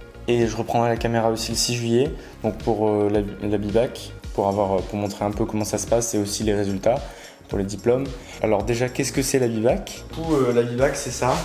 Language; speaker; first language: French; native; French